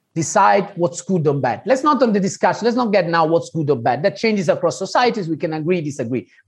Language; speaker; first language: English; non-native, fluent; Italian